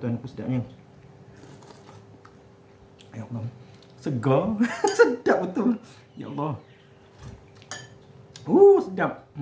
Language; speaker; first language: Malay; native; Malay